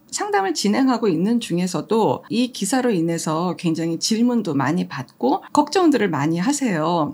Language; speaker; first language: Korean; native; Korean